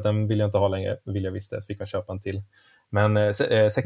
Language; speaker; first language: Swedish; native; Swedish